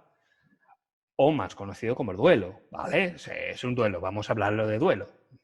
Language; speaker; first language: Spanish; native; Spanish